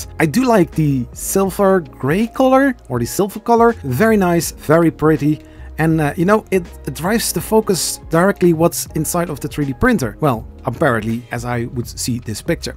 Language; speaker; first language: English; non-native, fluent; Dutch